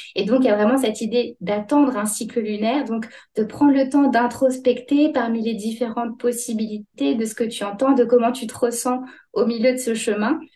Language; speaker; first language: French; native; French